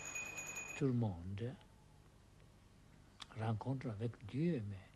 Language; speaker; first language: French; non-native, fluent; Japanese